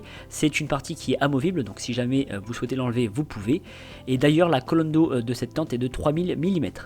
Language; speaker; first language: French; native; French